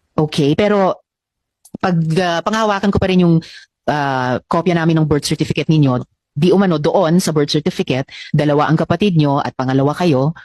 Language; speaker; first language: Filipino; native; Filipino